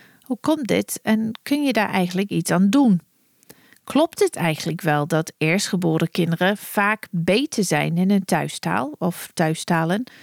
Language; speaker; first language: Dutch; non-native, fluent; English